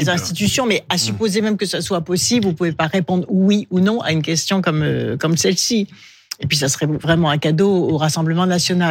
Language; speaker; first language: French; native; French